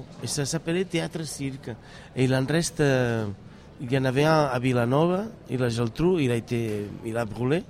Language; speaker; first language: French; non-native, fluent; Catalan